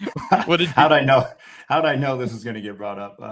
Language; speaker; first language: English; native; English